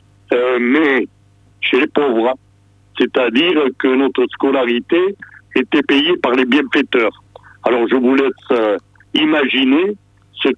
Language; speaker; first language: French; native; French